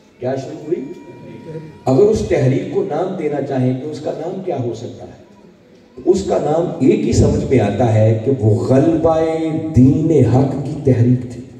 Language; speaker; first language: Urdu; non-native, local second language; Punjabi